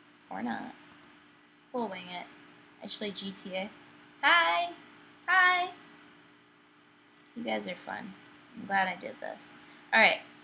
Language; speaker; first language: English; native; English